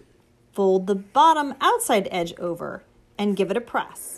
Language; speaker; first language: English; native; English